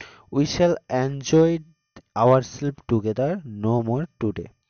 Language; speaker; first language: English; non-native, local second language; Bangla